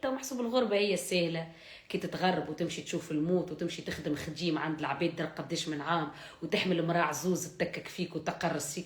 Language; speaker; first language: Arabic; native; Arabic